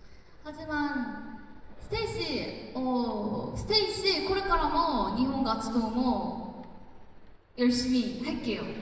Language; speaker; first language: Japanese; non-native, learner; Korean